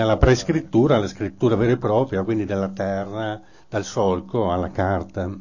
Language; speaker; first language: Italian; native; Italian